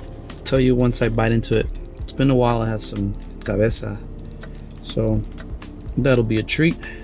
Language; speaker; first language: English; early bilingual, other home language; Spanish